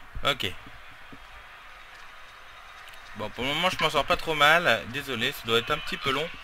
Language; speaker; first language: French; native; French